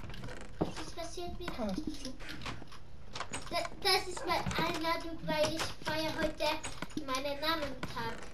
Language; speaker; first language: German; non-native, learner; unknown